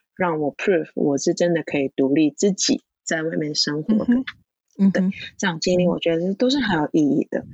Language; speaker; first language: Chinese; non-native, local second language; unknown